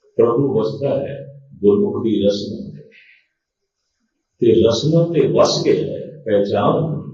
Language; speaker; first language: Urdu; non-native, local second language; Punjabi